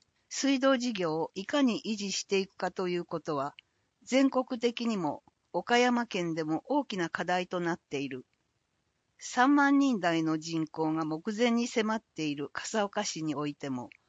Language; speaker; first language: Japanese; native; Japanese